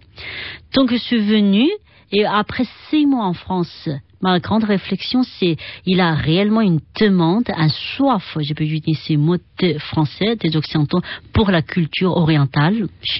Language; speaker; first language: French; non-native, fluent; Chinese